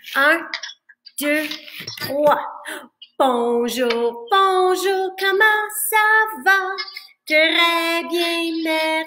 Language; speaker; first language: French; non-native, fluent; English